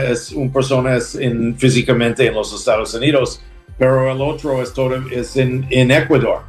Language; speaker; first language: Spanish; non-native, learner; English